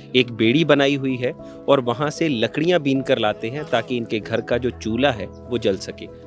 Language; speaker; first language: Hindi; native; Hindi